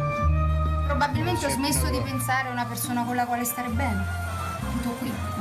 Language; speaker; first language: Italian; native; Italian